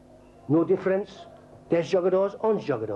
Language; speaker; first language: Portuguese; non-native, learner; English